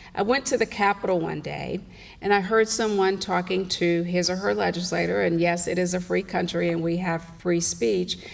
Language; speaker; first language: English; native; English